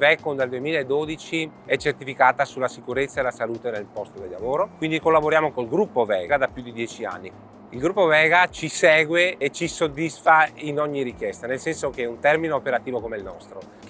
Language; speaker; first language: Italian; native; Italian